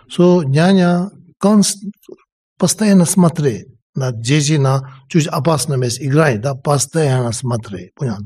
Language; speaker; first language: Russian; non-native, learner; Tibetan